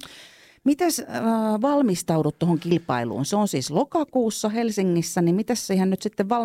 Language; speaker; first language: Finnish; native; Finnish